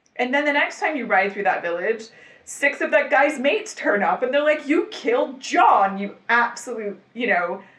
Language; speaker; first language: English; native; English